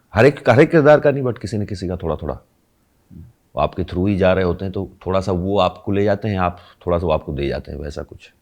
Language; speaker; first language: Hindi; native; Hindi